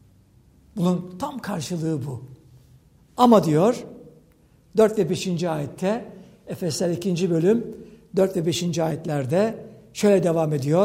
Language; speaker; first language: Turkish; native; Turkish